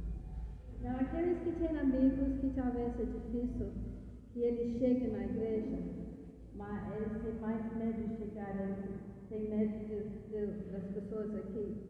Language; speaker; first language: Portuguese; non-native, fluent; English